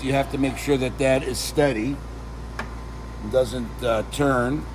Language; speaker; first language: English; native; English